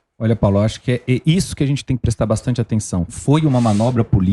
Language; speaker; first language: Portuguese; native; Portuguese